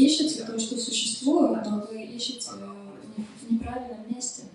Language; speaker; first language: Russian; native; Russian